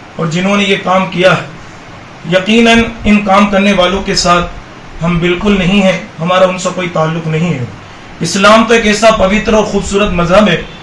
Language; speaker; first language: Urdu; non-native, local second language; Gujarati